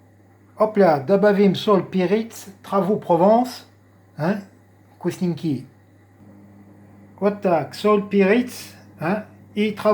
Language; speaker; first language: Russian; non-native, learner; French